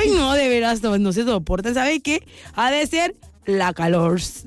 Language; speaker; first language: Spanish; native; Spanish